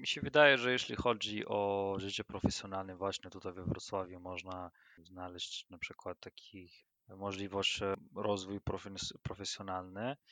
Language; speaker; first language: Polish; non-native, learner; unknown